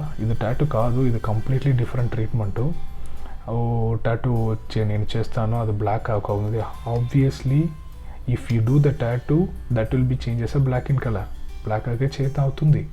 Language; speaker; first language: Telugu; non-native, learner; Kannada